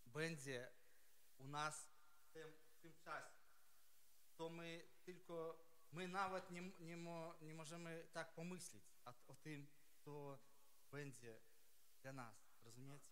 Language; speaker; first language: Polish; non-native, learner; Ukrainian